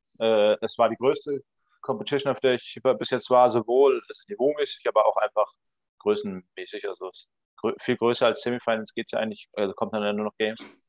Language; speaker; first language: German; native; German